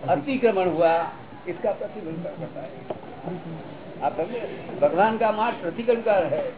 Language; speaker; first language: Hindi; non-native, local second language; Gujarati